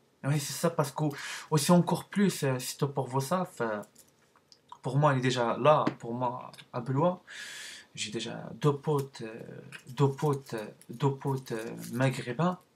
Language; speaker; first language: French; non-native, learner; Arabic